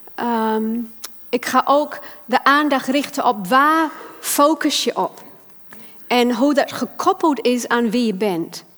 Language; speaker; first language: Dutch; non-native, fluent; English